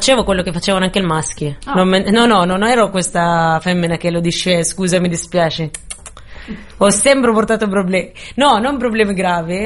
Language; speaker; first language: Italian; non-native, fluent; Arabic